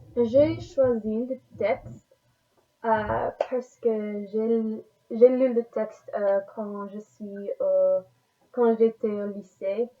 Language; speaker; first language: French; non-native, learner; English